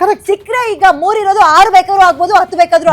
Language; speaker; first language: Kannada; native; Kannada